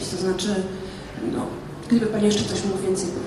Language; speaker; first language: Polish; native; Polish